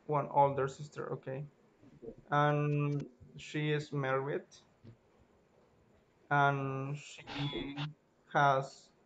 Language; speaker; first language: English; non-native, learner; Spanish